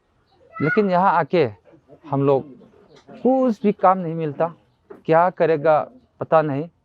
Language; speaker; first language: Hindi; non-native, local second language; Manipuri